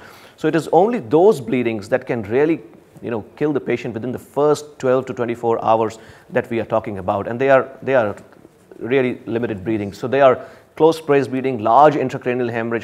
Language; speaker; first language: English; non-native, local second language; Hindi